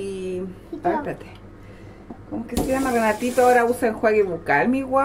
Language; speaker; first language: Spanish; native; Spanish